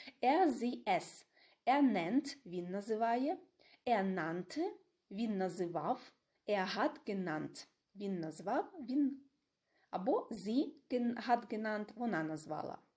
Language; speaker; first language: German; non-native, fluent; Ukrainian